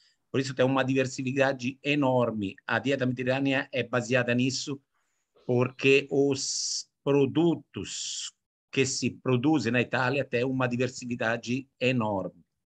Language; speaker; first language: Portuguese; non-native, fluent; Italian